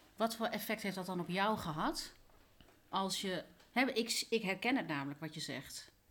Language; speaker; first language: Dutch; early bilingual, other home language; Spanish